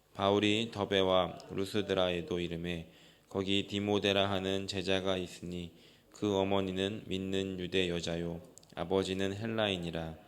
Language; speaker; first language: Korean; native; Korean